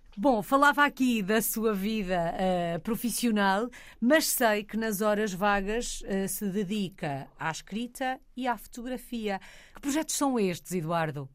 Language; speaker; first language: Portuguese; native; Portuguese